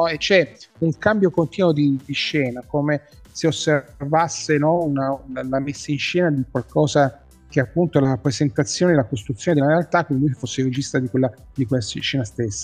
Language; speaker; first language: Italian; native; Italian